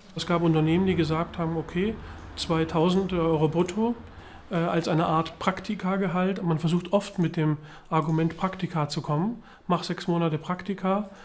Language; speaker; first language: German; early bilingual, other home language; Greek